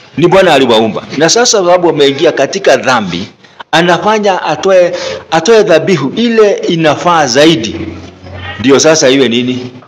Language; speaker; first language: Swahili; non-native, local second language; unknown